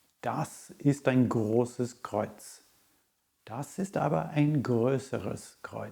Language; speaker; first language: German; non-native, fluent; English